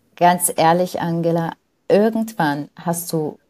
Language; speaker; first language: German; early bilingual, other home language; Arabic